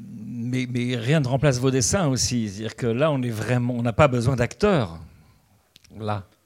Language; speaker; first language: French; native; French